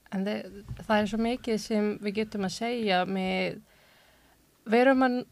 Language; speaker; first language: Icelandic; non-native, learner; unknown